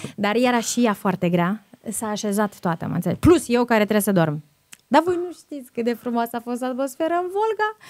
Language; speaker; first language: Romanian; non-native, fluent; Russian